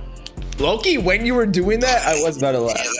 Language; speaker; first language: English; native; English